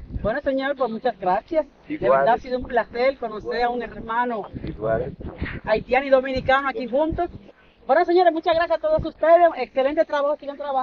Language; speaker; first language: Spanish; native; Spanish